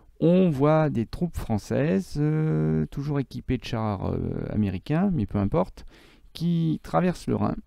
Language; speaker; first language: French; native; French